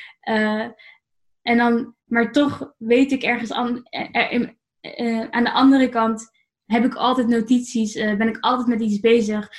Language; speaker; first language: Dutch; native; Dutch